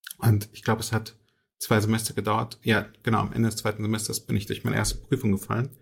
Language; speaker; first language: German; early bilingual, other home language; Russian